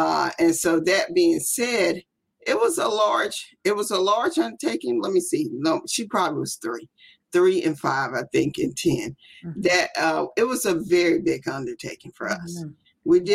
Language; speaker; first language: English; native; English